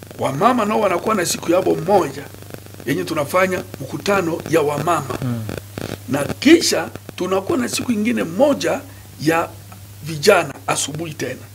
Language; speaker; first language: Swahili; non-native, local second language; Nande